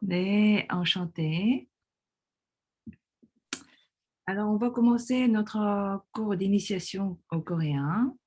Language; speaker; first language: French; non-native, fluent; Korean